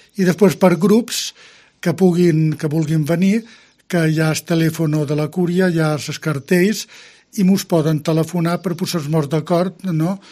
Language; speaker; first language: Catalan; native; Catalan